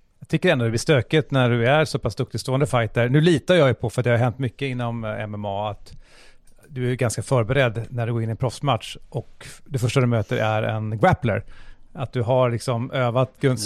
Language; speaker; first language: Swedish; native; Swedish